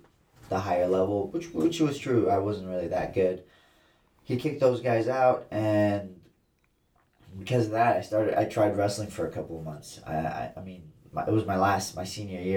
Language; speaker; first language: English; early bilingual, other home language; Assyrian Neo-Aramaic